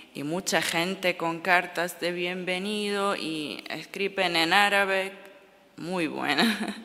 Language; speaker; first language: Spanish; non-native, learner; Arabic